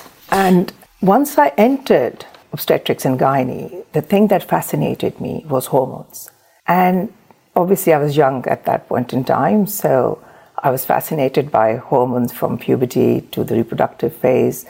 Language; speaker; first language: English; non-native, local second language; Urdu